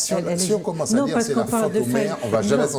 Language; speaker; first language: French; native; French